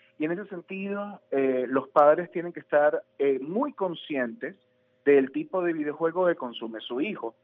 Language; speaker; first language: Spanish; native; Spanish